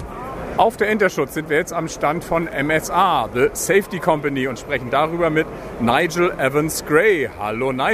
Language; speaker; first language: German; native; German